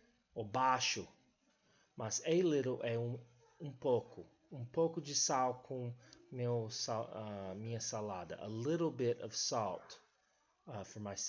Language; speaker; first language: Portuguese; non-native, fluent; English